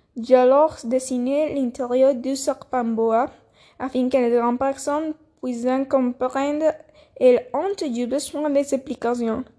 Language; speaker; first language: French; non-native, learner; Spanish